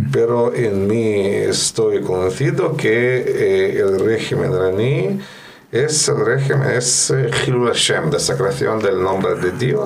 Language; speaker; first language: Spanish; non-native, fluent; Russian